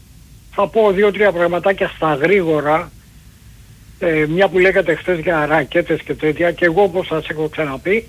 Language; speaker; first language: Greek; native; Greek